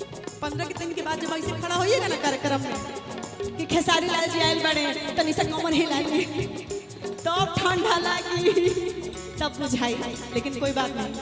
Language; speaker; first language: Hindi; non-native, local second language; Bhojpuri